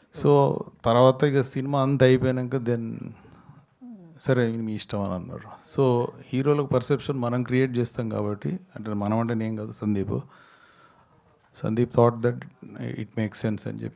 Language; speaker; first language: Telugu; native; Telugu